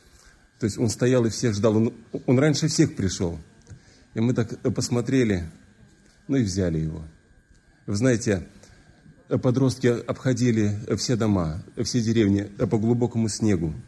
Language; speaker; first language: Russian; native; Russian